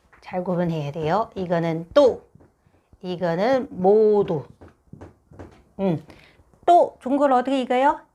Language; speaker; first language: Korean; non-native, fluent; Chinese